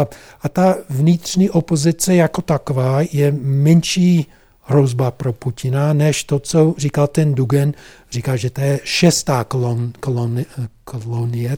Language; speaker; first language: Czech; non-native, fluent; English